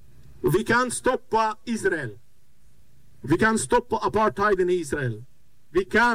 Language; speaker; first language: Swedish; non-native, fluent; Arabic